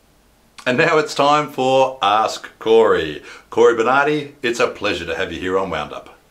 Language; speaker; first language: English; native; English